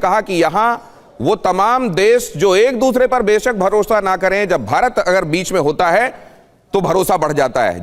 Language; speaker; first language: Hindi; native; Hindi